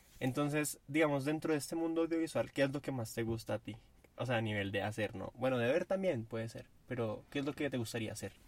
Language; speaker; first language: Spanish; native; Spanish